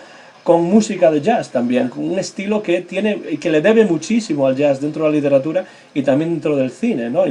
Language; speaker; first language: Spanish; native; Spanish